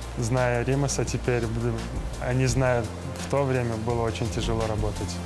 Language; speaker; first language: Russian; native; Russian